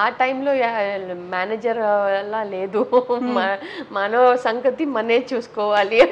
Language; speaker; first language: Telugu; non-native, fluent; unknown